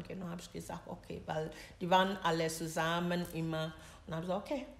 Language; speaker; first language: German; non-native, learner; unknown